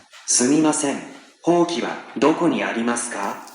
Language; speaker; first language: Japanese; non-native, learner; Indonesian